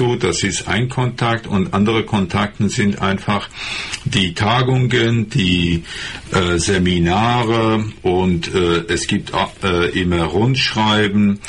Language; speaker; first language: German; non-native, fluent; Persian